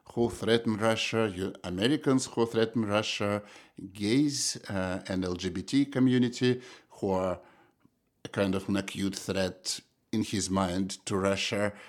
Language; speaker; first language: English; non-native, fluent; Russian